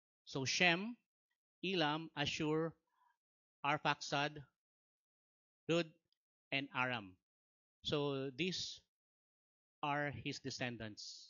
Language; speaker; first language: English; non-native, local second language; Filipino